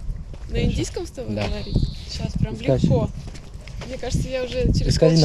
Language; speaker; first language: Russian; native; Russian